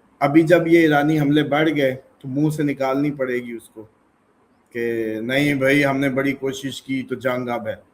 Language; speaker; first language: Urdu; native; Urdu